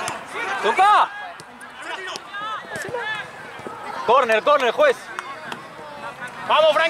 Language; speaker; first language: Spanish; native; Spanish